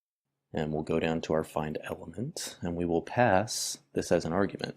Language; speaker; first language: English; native; English